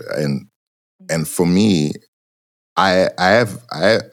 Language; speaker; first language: English; non-native, fluent; Portuguese